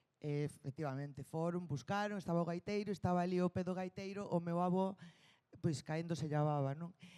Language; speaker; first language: Galician; non-native, local second language; Spanish